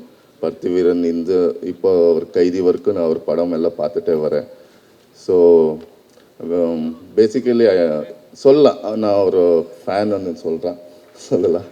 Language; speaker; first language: Tamil; non-native, learner; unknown